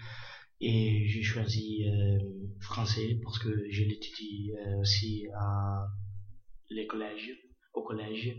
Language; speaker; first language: French; non-native, learner; Italian